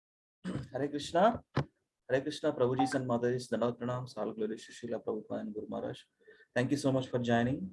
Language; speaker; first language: English; non-native, local second language; Telugu